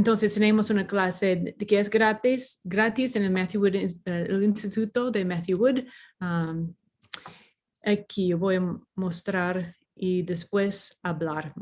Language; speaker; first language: Spanish; non-native, fluent; English